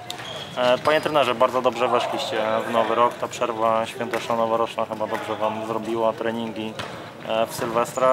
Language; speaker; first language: Polish; native; Polish